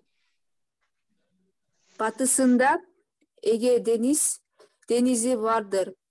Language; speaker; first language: Turkish; non-native, learner; Kyrgyz